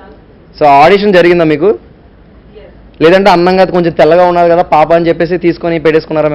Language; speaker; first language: Telugu; native; Telugu